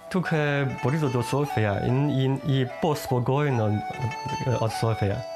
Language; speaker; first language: Bulgarian; non-native, learner; Chinese